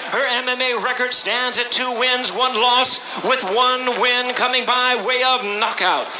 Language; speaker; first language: English; native; English